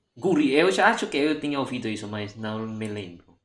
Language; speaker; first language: Portuguese; non-native, fluent; Indonesian